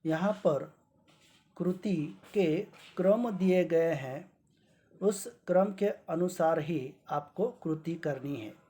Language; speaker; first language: Hindi; non-native, local second language; Marathi